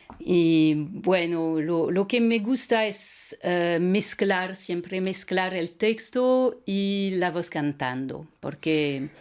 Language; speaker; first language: Spanish; non-native, fluent; French